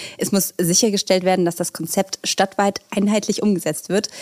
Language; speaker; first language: German; native; German